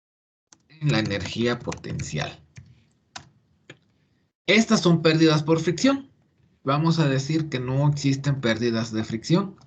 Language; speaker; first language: Spanish; native; Spanish